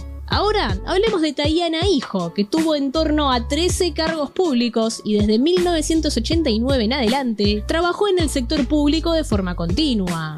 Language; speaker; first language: Spanish; native; Spanish